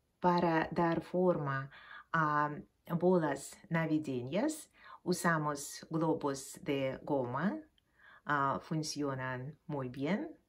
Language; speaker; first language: Spanish; non-native, fluent; Russian